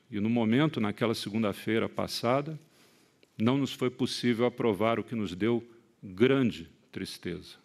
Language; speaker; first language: Portuguese; native; Portuguese